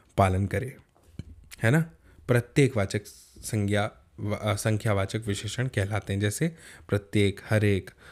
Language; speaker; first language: Hindi; native; Hindi